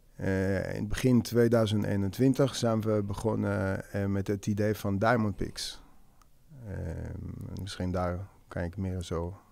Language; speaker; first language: Dutch; non-native, fluent; Hebrew